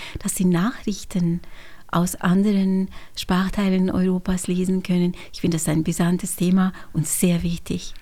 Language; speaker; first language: German; non-native, fluent; Hungarian